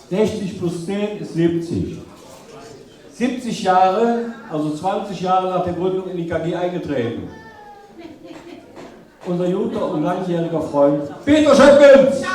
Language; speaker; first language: German; native; German